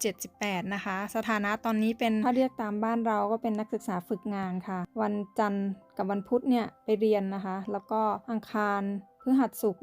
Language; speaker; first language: Thai; native; Thai